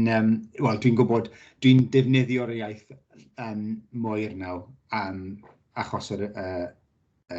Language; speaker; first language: Welsh; non-native, learner; English